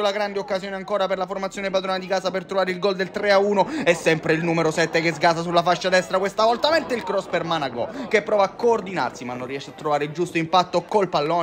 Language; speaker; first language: Italian; native; Italian